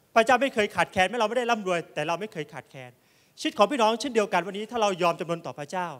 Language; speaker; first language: Thai; native; Thai